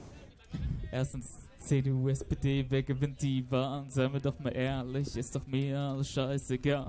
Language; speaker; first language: German; native; German